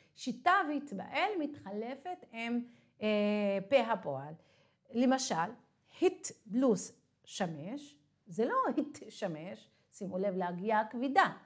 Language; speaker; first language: Hebrew; non-native, local second language; Arabic